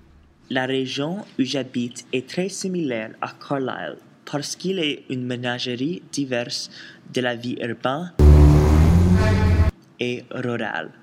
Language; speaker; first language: French; non-native, learner; English